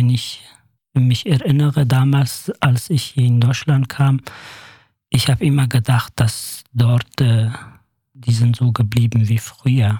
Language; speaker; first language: German; non-native, fluent; Kurdish